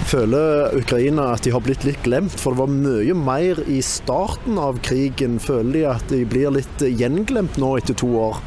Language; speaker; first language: Norwegian; native; Norwegian